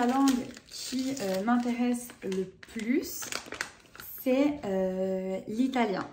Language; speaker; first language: French; native; French